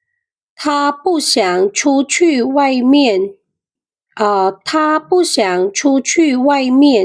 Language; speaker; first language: Chinese; non-native, fluent; Khmer